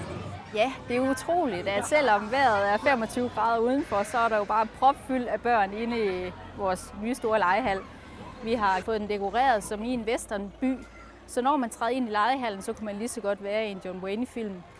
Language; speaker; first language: Danish; native; Danish